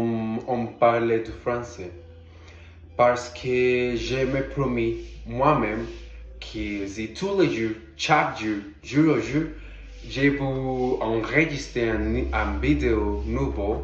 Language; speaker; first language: French; non-native, learner; Portuguese